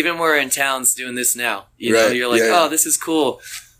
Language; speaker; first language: English; native; English